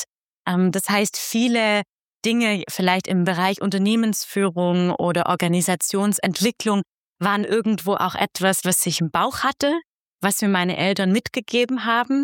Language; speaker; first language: German; native; German